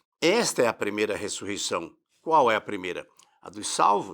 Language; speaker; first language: Portuguese; native; Portuguese